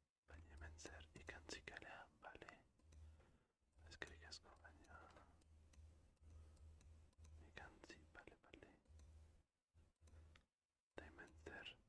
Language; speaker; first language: Basque; non-native, learner; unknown